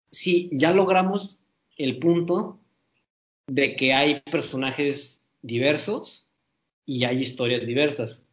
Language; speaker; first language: Spanish; native; Spanish